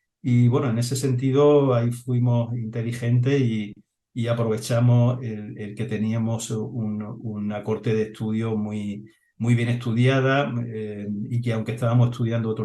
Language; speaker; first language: Spanish; native; Spanish